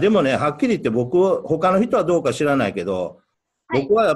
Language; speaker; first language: Japanese; native; Japanese